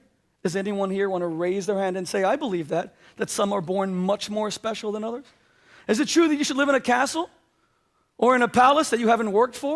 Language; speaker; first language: English; native; English